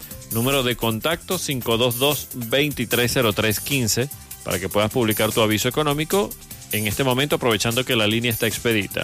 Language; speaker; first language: Spanish; native; Spanish